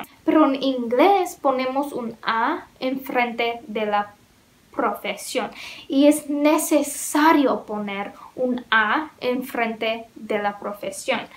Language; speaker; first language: Spanish; non-native, learner; English